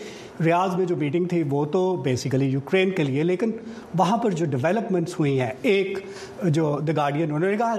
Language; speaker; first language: Urdu; native; Urdu